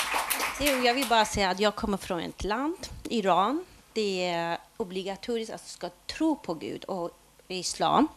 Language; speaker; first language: Swedish; non-native, local second language; Persian